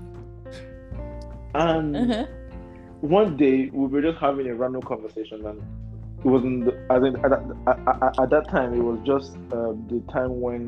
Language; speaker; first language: English; non-native, local second language; Yoruba